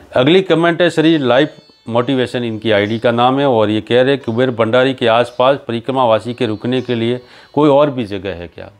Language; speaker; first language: Hindi; native; Hindi